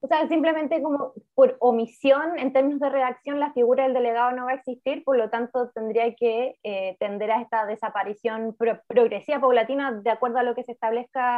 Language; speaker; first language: Spanish; native; Spanish